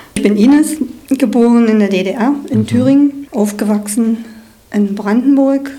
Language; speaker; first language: German; native; German